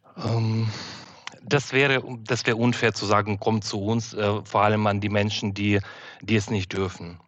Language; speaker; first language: German; non-native, fluent; Ukrainian